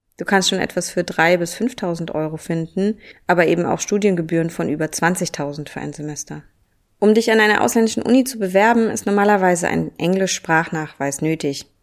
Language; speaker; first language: German; native; German